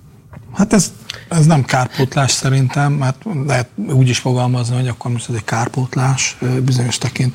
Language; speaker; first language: Hungarian; native; Hungarian